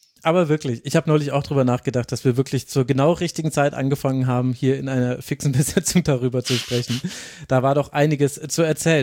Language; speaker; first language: German; native; German